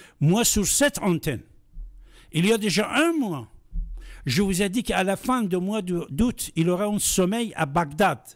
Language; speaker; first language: French; non-native, fluent; Persian